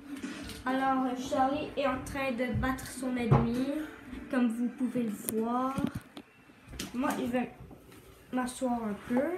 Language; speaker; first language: French; native; French